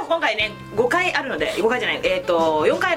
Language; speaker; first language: Japanese; native; Japanese